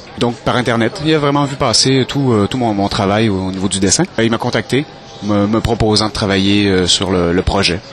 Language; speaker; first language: French; native; French